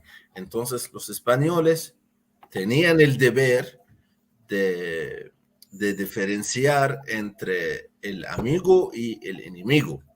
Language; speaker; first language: Spanish; non-native, fluent; Arabic